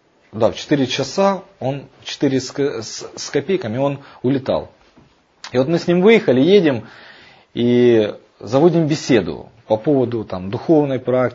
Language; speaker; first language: Russian; native; Russian